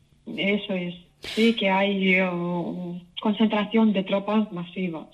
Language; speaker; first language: Spanish; non-native, fluent; Ukrainian